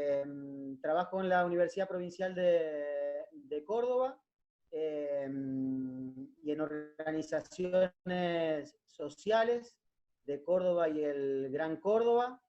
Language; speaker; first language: Spanish; native; Spanish